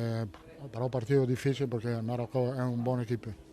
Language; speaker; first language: Portuguese; non-native, fluent; Italian